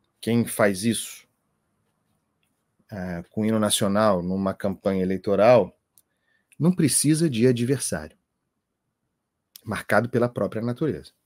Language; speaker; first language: Portuguese; native; Portuguese